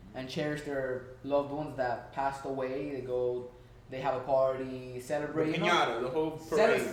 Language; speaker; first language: English; early bilingual, heritage; Spanish